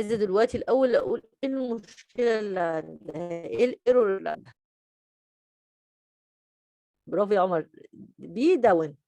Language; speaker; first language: Arabic; native; Arabic